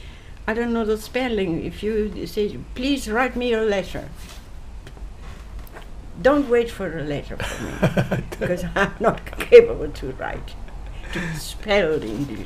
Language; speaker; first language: English; non-native, fluent; Italian